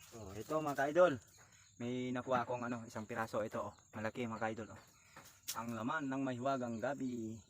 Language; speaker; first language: Filipino; non-native, local second language; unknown